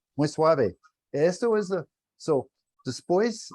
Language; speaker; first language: Spanish; non-native, learner; English